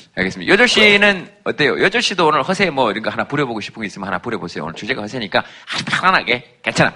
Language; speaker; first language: Korean; native; Korean